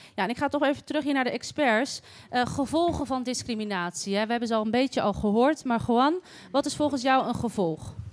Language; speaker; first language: Dutch; native; Dutch